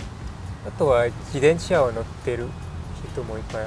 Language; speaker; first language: Japanese; non-native, learner; English